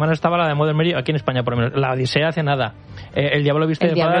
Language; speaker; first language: Spanish; native; Spanish